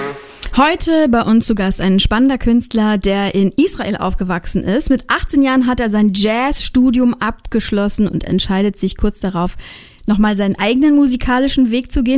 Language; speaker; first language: German; native; German